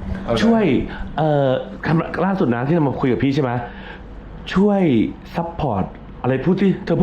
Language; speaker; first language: Thai; native; Thai